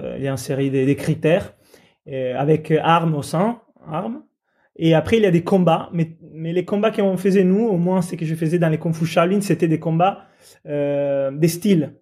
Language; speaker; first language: French; non-native, fluent; Italian